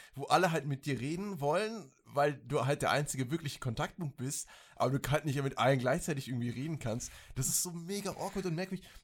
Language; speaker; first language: German; native; German